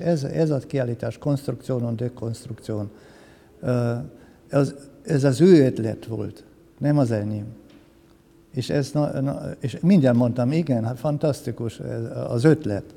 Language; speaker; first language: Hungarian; non-native, learner; German